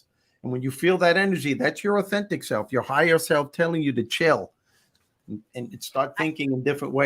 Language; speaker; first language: English; native; English